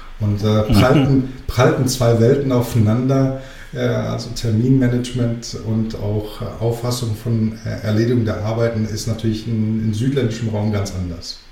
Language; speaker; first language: German; early bilingual, other home language; Greek